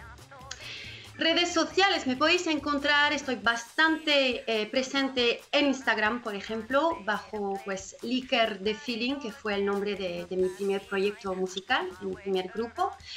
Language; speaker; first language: Spanish; non-native, fluent; French